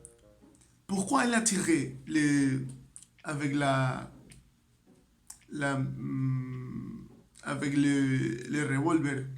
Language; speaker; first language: French; non-native, learner; Spanish